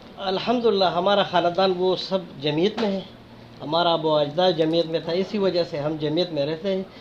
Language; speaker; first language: Urdu; non-native, local second language; Pashto